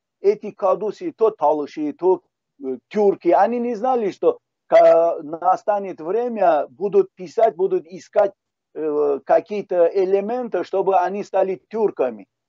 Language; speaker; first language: Russian; non-native, local second language; Talysh